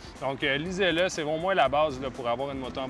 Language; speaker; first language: French; native; French